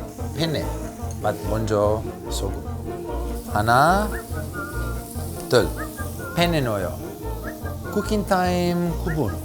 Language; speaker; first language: Korean; non-native, learner; Italian